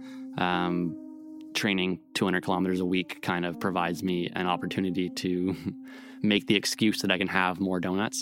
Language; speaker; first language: English; native; English